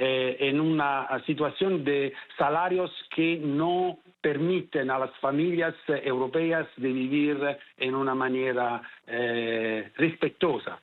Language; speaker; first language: Spanish; non-native, fluent; Italian